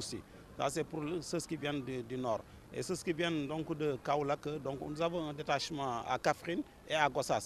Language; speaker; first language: French; non-native, local second language; Wolof